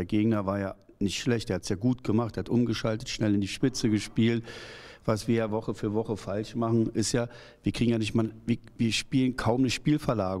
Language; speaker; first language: German; native; German